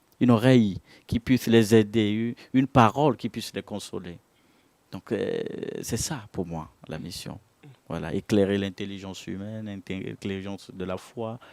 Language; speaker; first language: French; non-native, local second language; Ewe